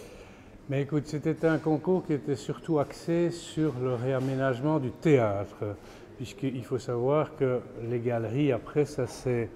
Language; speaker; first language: French; native; French